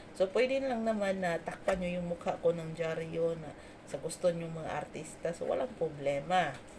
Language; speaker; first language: Filipino; non-native, local second language; Cebuano